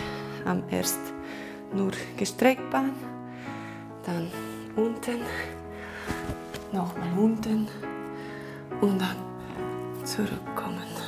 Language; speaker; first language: German; non-native, learner; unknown